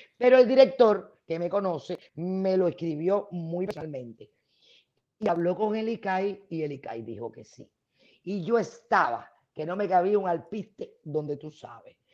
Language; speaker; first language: Spanish; native; Spanish